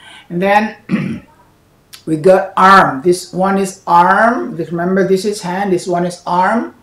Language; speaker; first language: English; non-native, fluent; Indonesian